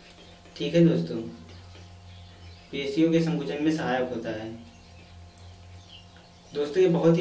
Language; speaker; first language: Hindi; native; Hindi